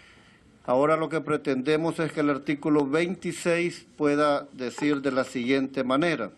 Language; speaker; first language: Spanish; native; Spanish